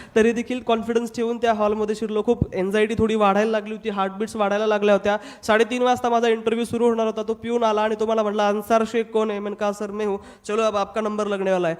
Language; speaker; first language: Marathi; non-native, local second language; Hindi